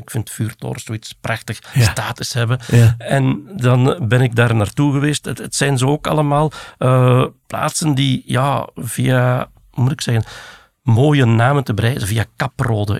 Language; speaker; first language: Dutch; native; Dutch